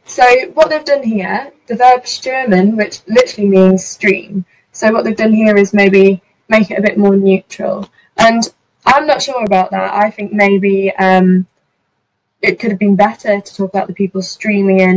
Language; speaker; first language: English; native; English